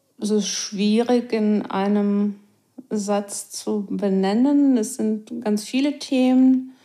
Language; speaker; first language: German; non-native, fluent; Russian